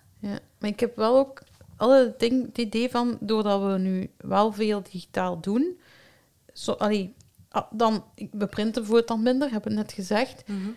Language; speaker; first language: Dutch; native; Dutch